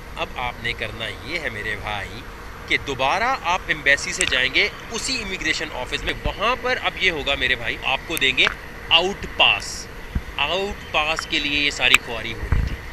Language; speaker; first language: Urdu; native; Urdu